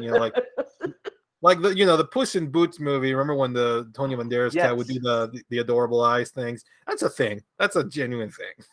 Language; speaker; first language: English; early bilingual, other home language; Spanish